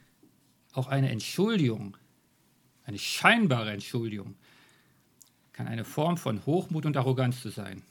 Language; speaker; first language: German; native; German